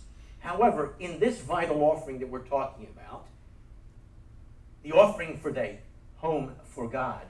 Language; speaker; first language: English; native; English